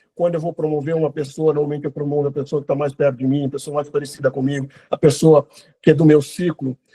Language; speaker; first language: Portuguese; non-native, local second language; Kabuverdianu